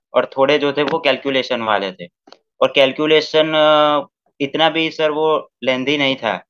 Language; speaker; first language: Hindi; non-native, local second language; Gujarati